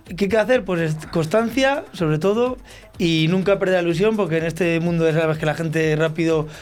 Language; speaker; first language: Spanish; native; Spanish